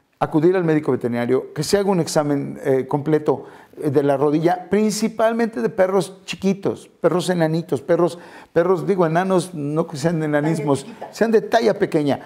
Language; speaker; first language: Spanish; native; Spanish